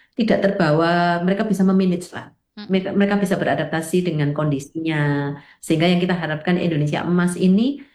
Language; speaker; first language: Indonesian; native; Indonesian